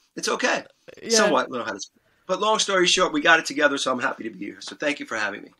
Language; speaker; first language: English; native; English